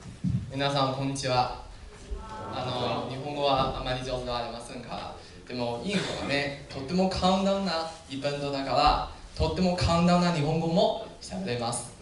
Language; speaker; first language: Japanese; non-native, learner; Chinese